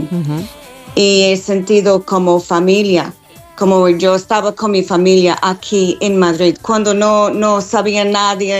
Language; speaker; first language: Spanish; non-native, fluent; English